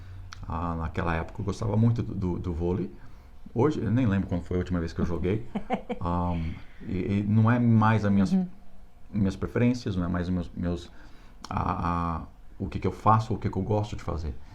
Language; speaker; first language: Portuguese; non-native, fluent; English